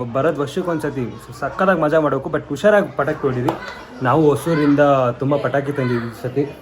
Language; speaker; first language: Kannada; native; Kannada